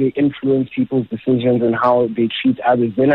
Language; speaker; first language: English; non-native, local second language; Xhosa